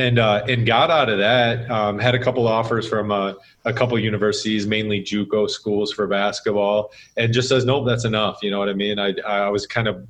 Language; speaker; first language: English; native; English